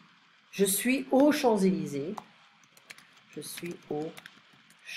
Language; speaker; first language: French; non-native, fluent; English